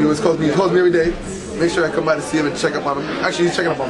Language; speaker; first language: English; early bilingual, other home language; Spanish